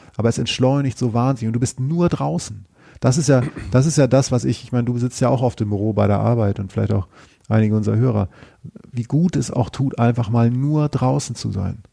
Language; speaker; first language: German; native; German